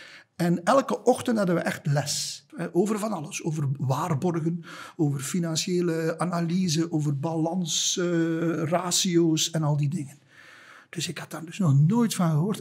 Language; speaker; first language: Dutch; native; Dutch